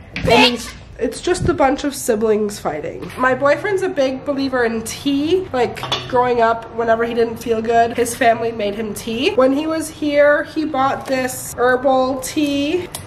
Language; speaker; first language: English; native; English